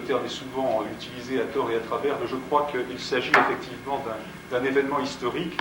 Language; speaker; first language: French; native; French